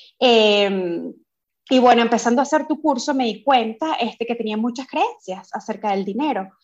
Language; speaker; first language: Spanish; native; Spanish